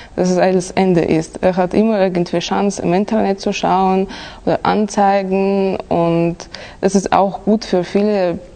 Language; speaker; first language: German; non-native, fluent; Russian